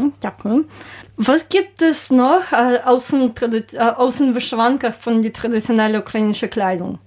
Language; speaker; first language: German; non-native, learner; Ukrainian